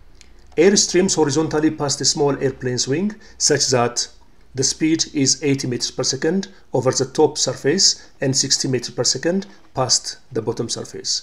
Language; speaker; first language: English; non-native, local second language; Amharic